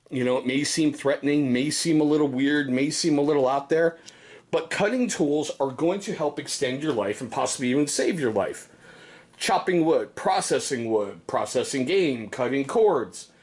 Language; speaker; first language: English; native; English